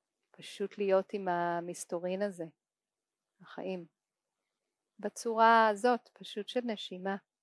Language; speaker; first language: Hebrew; native; Hebrew